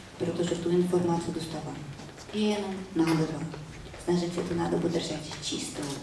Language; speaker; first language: Czech; non-native, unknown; Russian